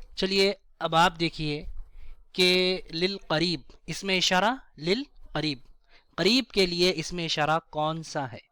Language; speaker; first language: Urdu; native; Urdu